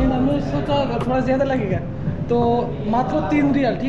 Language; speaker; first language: Hindi; non-native, learner; Bangla